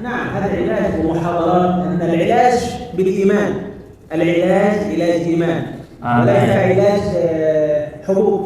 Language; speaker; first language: Arabic; native; Arabic